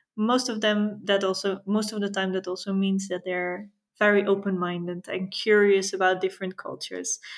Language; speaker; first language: English; non-native, fluent; Dutch